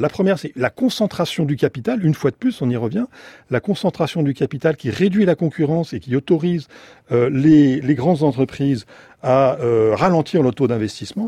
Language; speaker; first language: French; native; French